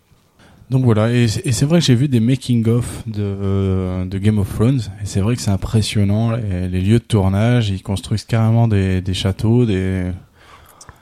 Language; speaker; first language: French; native; French